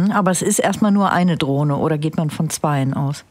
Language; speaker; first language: German; native; German